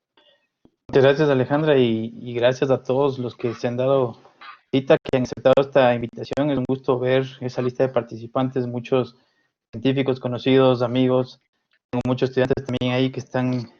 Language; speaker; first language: Spanish; native; Spanish